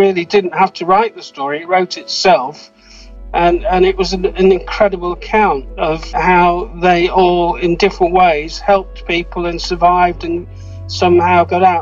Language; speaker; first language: English; native; English